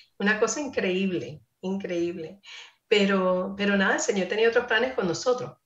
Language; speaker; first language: Spanish; non-native, fluent; English